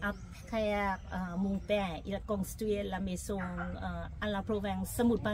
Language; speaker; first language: French; non-native, fluent; Thai